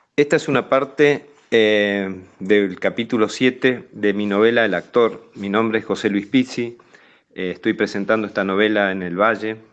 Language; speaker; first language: Spanish; native; Spanish